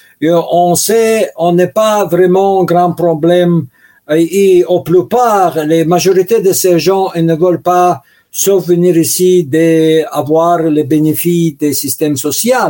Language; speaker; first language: French; non-native, learner; Russian